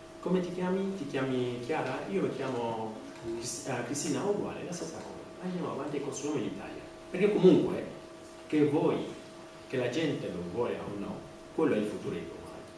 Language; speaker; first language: Italian; non-native, fluent; French